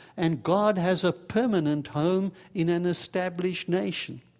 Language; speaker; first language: English; native; English